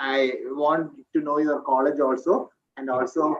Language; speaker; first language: English; non-native, local second language; Malayalam